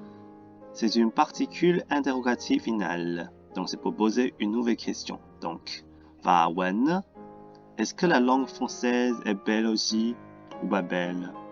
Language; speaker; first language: French; non-native, fluent; Chinese